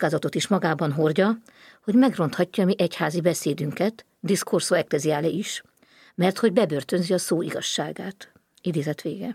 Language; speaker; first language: Hungarian; native; Hungarian